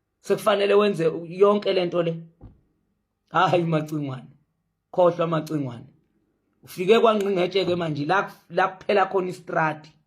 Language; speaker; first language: Zulu; native; Zulu